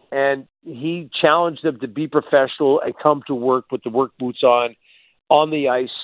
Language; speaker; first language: English; native; English